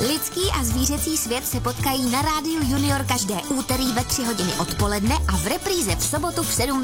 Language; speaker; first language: Czech; native; Czech